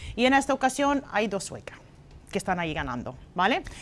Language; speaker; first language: Spanish; non-native, fluent; Swedish